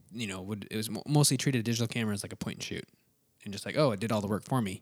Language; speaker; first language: English; native; English